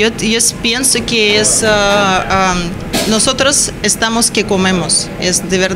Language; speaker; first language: Spanish; non-native, learner; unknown